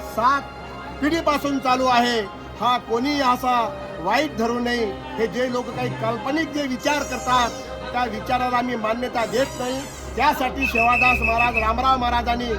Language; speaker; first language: Marathi; non-native, local second language; Lambadi